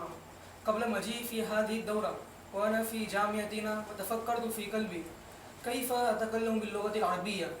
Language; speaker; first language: Arabic; non-native, learner; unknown